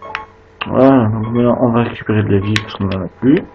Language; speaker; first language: French; native; French